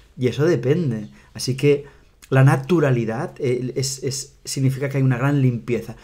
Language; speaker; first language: Spanish; non-native, local second language; Catalan